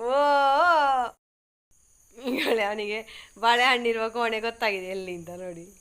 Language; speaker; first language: Kannada; non-native, local second language; Tulu